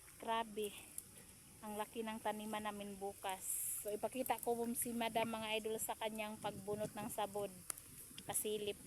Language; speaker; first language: Filipino; non-native, local second language; Cebuano